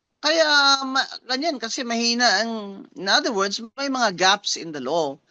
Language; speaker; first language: Filipino; non-native, local second language; Hiligaynon